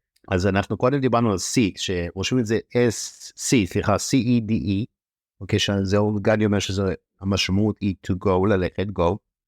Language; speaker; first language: Hebrew; native; Hebrew